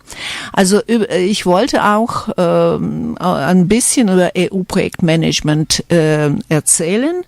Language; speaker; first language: German; non-native, fluent; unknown